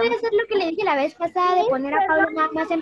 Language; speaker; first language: Spanish; native; Spanish